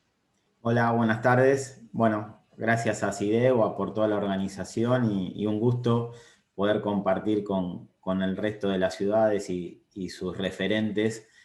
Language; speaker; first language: Spanish; native; Spanish